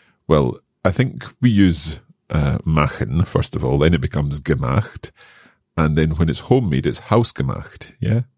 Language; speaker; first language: English; native; English